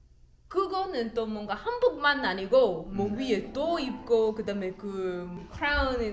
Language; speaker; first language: Korean; non-native, learner; German